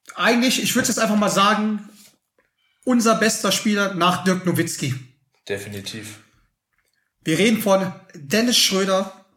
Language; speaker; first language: German; native; German